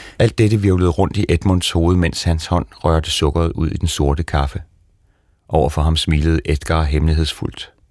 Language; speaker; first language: Danish; native; Danish